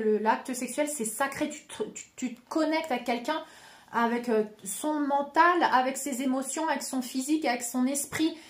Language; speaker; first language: French; native; French